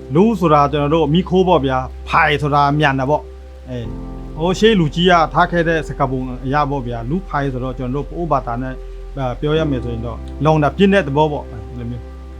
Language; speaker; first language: Burmese; non-native, local second language; Pa'o Karen